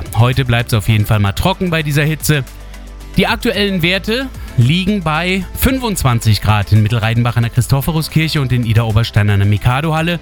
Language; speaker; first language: German; native; German